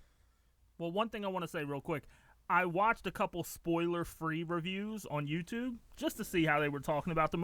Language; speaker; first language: English; native; English